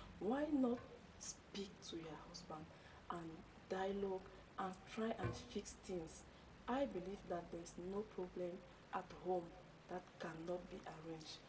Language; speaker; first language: English; non-native, local second language; French